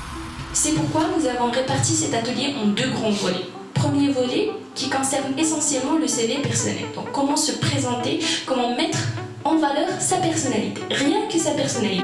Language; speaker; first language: French; non-native, local second language; Arabic